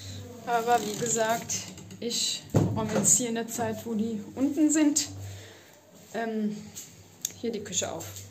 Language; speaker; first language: German; native; German